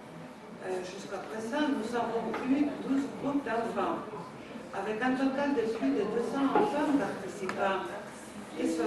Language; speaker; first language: French; non-native, fluent; Spanish